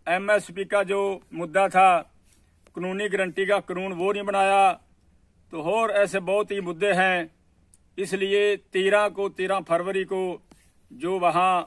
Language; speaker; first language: Hindi; native; Hindi